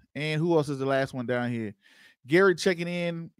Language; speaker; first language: English; native; English